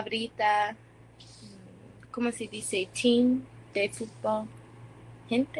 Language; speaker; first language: Spanish; non-native, learner; English